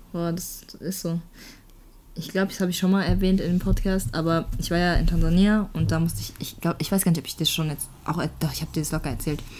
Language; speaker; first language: German; native; German